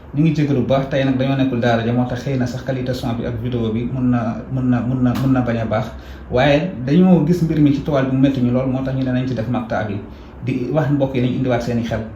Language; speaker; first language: Wolof; non-native, local second language; Fula